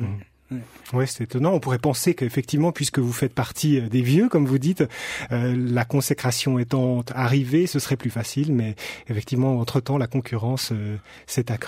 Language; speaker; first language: French; native; French